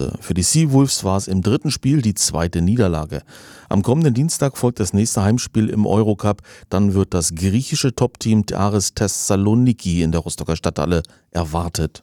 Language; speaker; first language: German; native; German